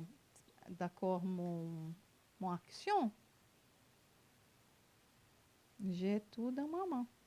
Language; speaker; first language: French; non-native, fluent; Portuguese